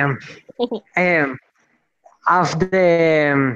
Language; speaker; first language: English; non-native, learner; Spanish